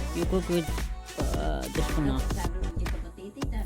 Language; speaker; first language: English; non-native, local second language; Tamil